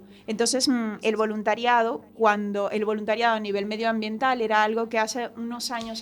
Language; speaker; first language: Spanish; native; Spanish